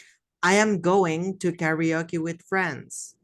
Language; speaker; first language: English; non-native, fluent; Spanish